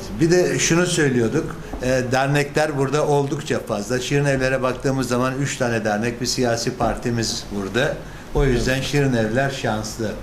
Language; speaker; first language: Turkish; native; Turkish